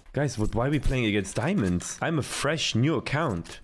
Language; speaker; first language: English; non-native, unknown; German